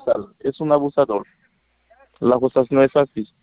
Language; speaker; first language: Spanish; non-native, learner; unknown